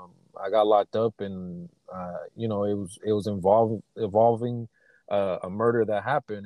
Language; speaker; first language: English; native; English